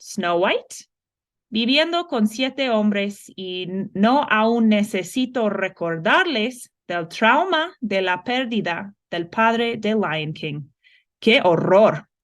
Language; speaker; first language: Spanish; non-native, fluent; English